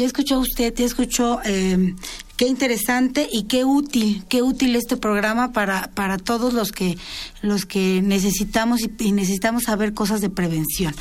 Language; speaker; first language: Spanish; native; Spanish